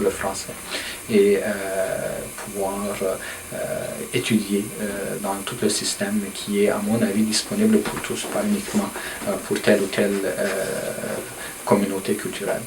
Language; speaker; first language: French; early bilingual, other home language; Turkish